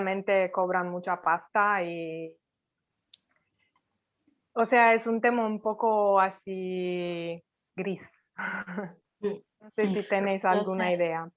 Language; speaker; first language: Spanish; non-native, fluent; Italian